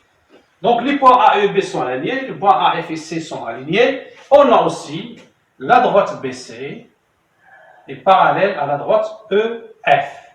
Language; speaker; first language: French; non-native, local second language; Arabic